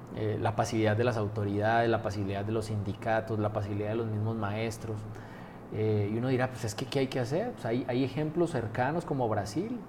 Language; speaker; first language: Spanish; native; Spanish